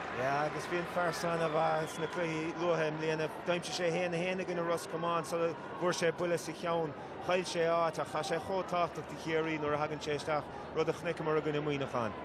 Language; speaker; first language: Irish; native; Irish